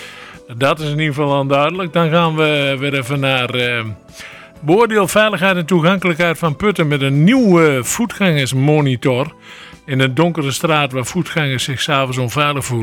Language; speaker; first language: Dutch; native; Dutch